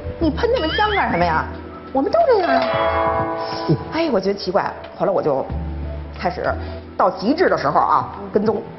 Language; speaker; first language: Chinese; native; Chinese